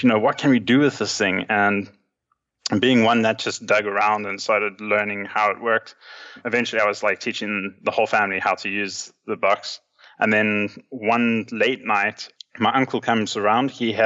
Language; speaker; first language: English; native; English